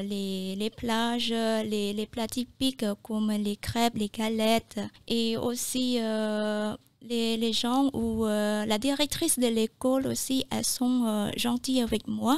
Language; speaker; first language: French; non-native, fluent; Khmer